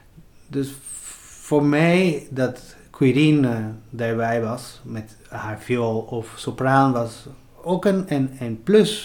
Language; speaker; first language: Dutch; non-native, fluent; Spanish